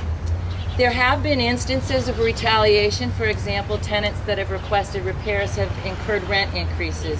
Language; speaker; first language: English; native; English